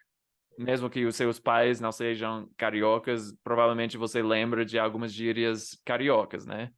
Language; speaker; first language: Portuguese; non-native, fluent; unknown